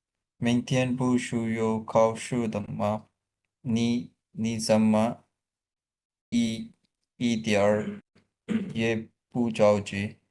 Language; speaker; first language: Chinese; non-native, learner; Urdu